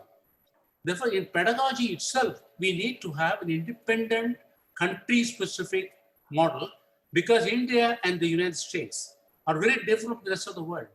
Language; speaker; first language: English; non-native, local second language; Tamil